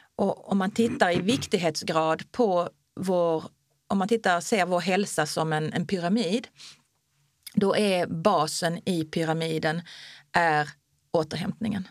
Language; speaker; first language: Swedish; native; Swedish